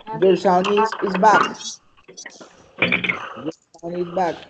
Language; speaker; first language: English; non-native, learner; Spanish